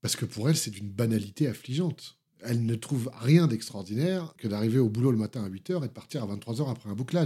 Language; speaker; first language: French; native; French